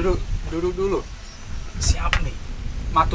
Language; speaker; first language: Indonesian; non-native, fluent; English